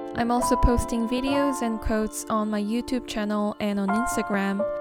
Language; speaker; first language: English; non-native, fluent; Korean